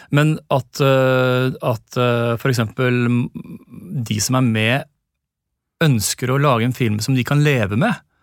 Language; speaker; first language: Norwegian; native; Norwegian